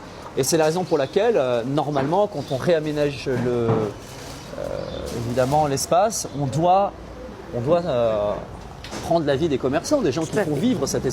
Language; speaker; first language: French; native; French